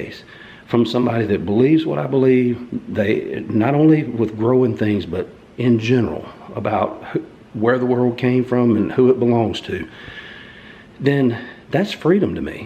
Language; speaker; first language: English; native; English